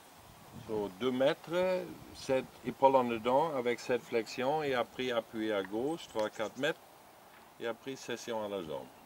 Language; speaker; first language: French; non-native, learner; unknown